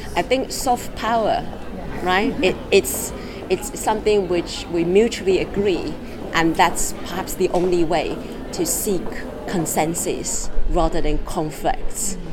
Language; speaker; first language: English; non-native, fluent; Chinese